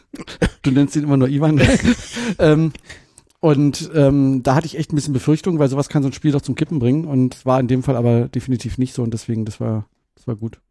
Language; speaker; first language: German; native; German